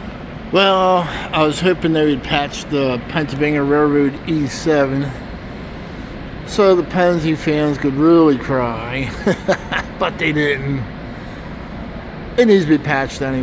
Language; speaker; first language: English; native; English